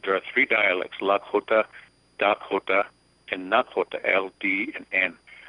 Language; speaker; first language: English; early bilingual, other home language; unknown